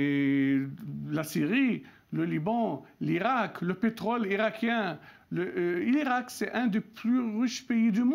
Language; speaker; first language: French; non-native, local second language; Arabic